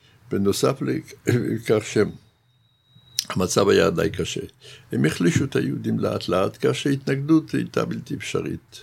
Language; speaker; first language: Hebrew; non-native, fluent; Yiddish